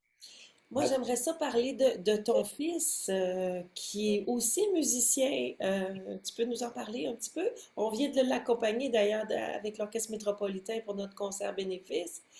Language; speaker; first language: French; native; French